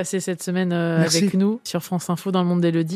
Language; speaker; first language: French; native; French